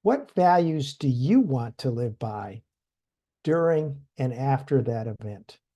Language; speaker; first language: English; native; English